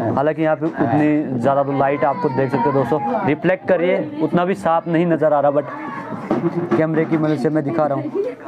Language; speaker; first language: Hindi; native; Hindi